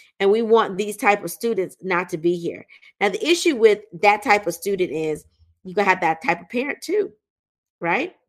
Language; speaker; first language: English; native; English